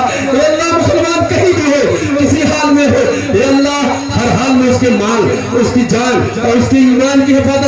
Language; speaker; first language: Hindi; native; Hindi